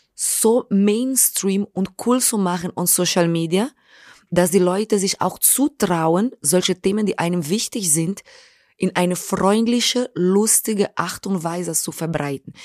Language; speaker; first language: German; non-native, fluent; Portuguese